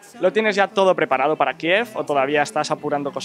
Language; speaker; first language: Spanish; native; Spanish